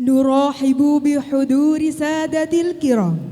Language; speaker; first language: Arabic; non-native, learner; Indonesian